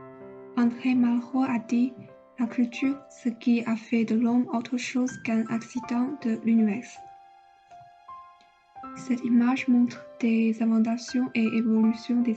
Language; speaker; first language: French; non-native, learner; Chinese